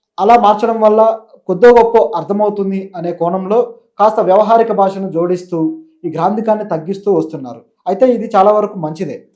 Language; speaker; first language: Telugu; native; Telugu